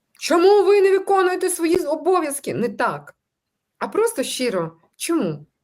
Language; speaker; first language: Ukrainian; non-native, local second language; Russian